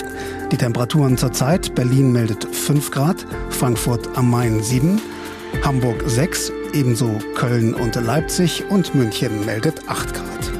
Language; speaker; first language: German; native; German